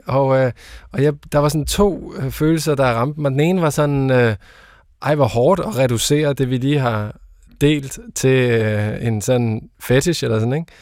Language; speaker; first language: Danish; native; Danish